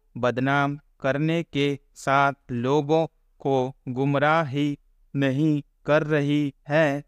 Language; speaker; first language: Hindi; native; Hindi